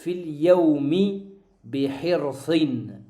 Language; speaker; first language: Arabic; non-native, fluent; French